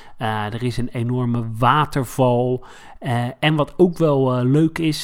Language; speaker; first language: Dutch; native; Dutch